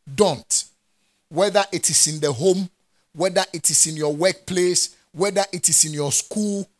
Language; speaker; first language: English; non-native, local second language; Akan